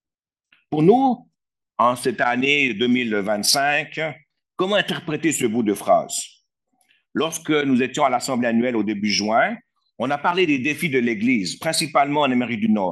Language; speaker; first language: French; native; French